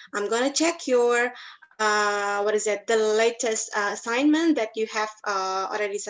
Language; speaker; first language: English; non-native, fluent; Indonesian